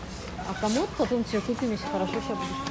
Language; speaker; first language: Russian; native; Russian